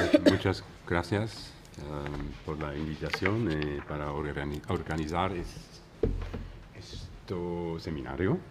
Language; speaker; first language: Spanish; non-native, learner; German